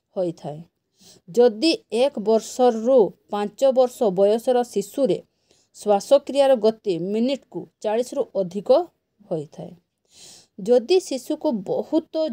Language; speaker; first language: Odia; non-native, local second language; Santali